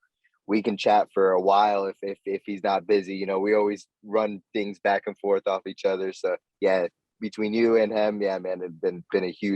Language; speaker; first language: English; native; English